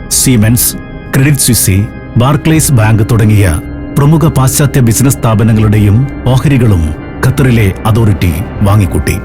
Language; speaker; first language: Malayalam; native; Malayalam